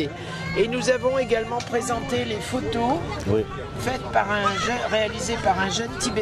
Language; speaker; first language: French; native; French